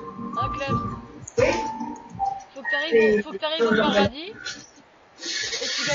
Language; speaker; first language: French; native; French